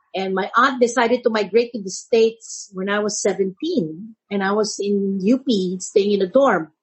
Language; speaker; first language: English; non-native, local second language; Filipino